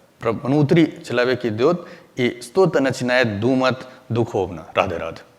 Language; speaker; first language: Russian; non-native, learner; Hindi